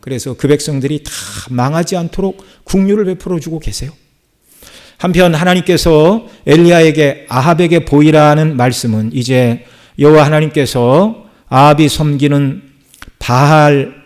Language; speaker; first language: Korean; native; Korean